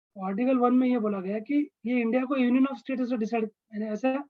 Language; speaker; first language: Hindi; non-native, local second language; Marathi